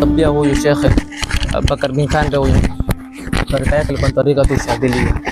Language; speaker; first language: Swahili; native; Swahili